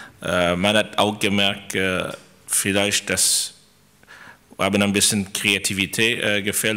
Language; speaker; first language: German; non-native, fluent; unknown